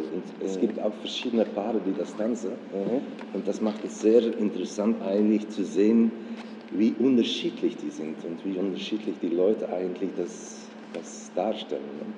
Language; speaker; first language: German; non-native, fluent; Dutch